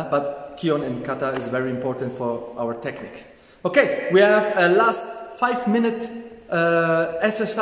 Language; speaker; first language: English; non-native, learner; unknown